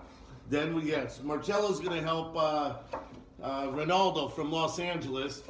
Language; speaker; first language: English; native; English